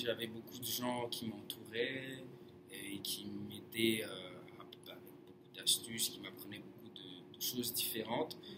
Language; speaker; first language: French; non-native, fluent; English